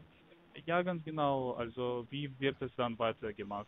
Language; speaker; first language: German; non-native, learner; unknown